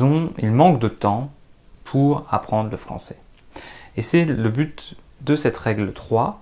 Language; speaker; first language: French; native; French